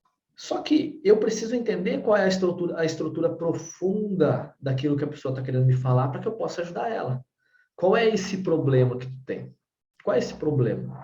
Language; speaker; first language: Portuguese; native; Portuguese